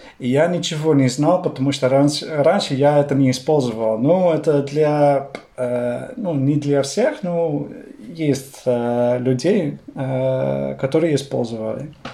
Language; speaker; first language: Russian; non-native, fluent; Dutch